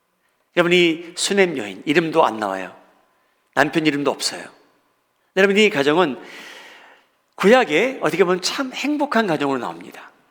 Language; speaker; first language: Korean; native; Korean